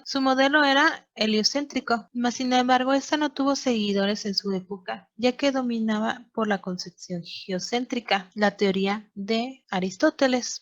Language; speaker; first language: Spanish; native; Spanish